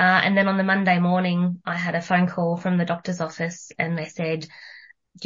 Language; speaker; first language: English; native; English